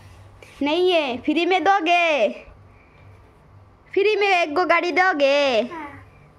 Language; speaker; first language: Hindi; non-native, local second language; Bangla